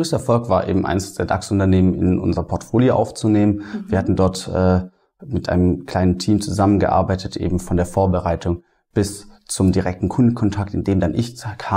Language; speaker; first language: German; native; German